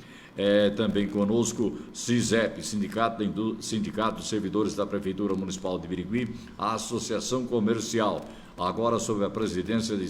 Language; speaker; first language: Portuguese; native; Portuguese